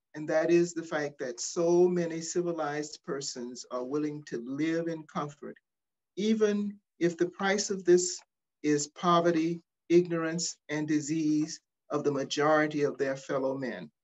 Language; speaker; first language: English; native; English